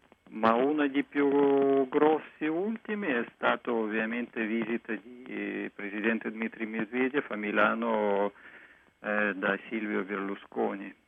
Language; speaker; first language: Italian; non-native, fluent; Russian